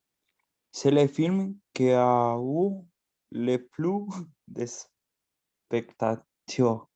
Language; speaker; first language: French; non-native, learner; Spanish